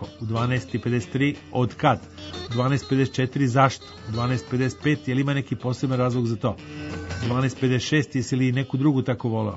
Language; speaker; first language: Croatian; native; Croatian